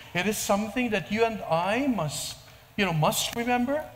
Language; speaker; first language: English; non-native, local second language; Filipino